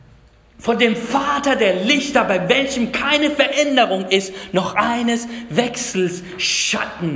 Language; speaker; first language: German; non-native, fluent; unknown